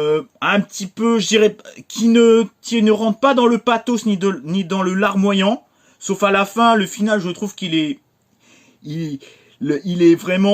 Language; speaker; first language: French; native; French